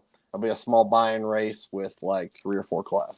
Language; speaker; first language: English; native; English